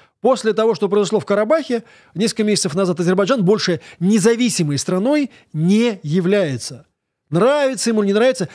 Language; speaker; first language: Russian; native; Russian